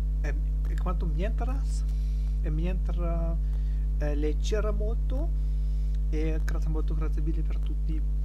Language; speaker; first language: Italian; non-native, learner; German